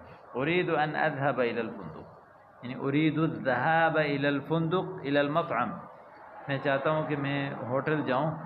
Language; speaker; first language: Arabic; non-native, fluent; Urdu